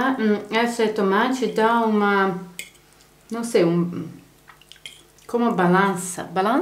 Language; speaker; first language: Portuguese; non-native, learner; Croatian